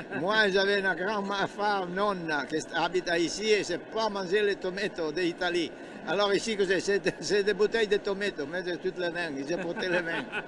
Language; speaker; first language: French; non-native, learner; Italian